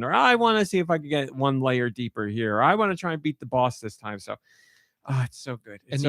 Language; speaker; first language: English; native; English